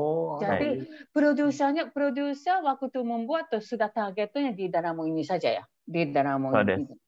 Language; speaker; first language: Indonesian; non-native, fluent; Japanese